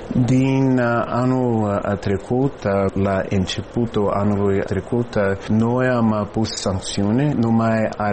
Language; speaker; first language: Romanian; non-native, fluent; English